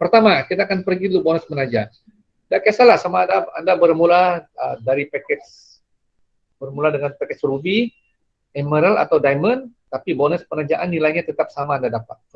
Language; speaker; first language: Indonesian; non-native, local second language; Malay